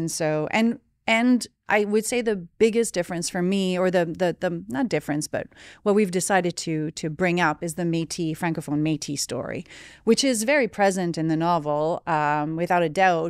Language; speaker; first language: English; early bilingual, other home language; French